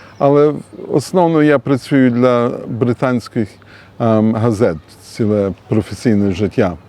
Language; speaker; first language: Ukrainian; early bilingual, heritage; Ukrainian